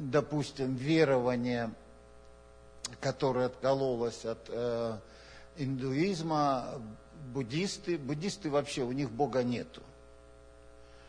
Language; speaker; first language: Russian; native; Russian